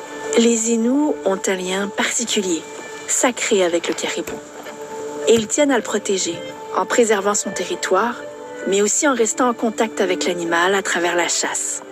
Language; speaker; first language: French; native; French